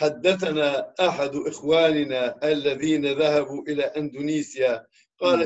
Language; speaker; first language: Arabic; native; Arabic